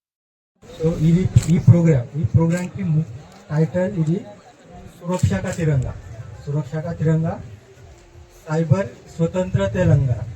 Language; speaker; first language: Telugu; non-native, learner; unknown